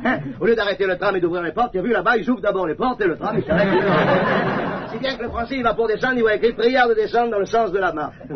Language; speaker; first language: French; native; French